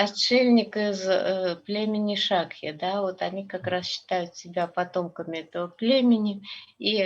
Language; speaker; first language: Russian; native; Russian